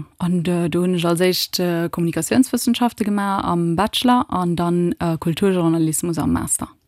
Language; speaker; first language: Luxembourgish; early bilingual, other home language; Italian